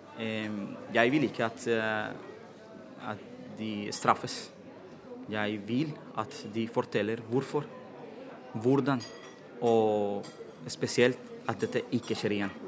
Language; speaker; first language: Norwegian; non-native, fluent; Spanish